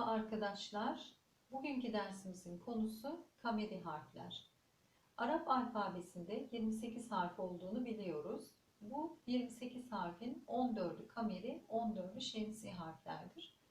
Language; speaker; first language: Turkish; native; Turkish